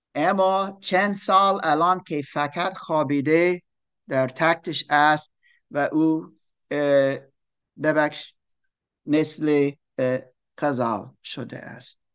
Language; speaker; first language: Persian; non-native, learner; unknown